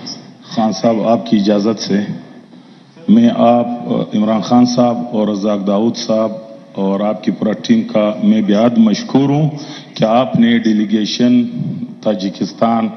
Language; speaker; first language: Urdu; non-native, local second language; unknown